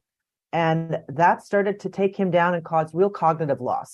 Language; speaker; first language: English; native; English